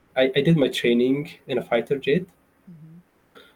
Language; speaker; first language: English; non-native, fluent; Persian